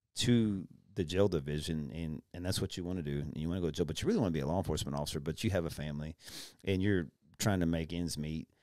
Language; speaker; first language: English; native; English